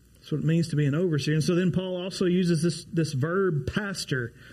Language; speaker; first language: English; native; English